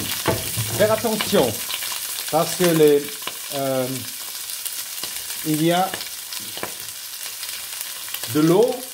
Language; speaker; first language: French; non-native, learner; German